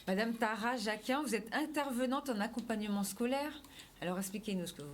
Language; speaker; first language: French; native; French